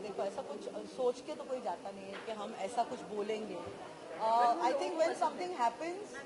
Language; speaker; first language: Hindi; native; Hindi